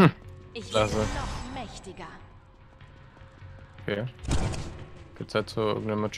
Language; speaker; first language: German; native; German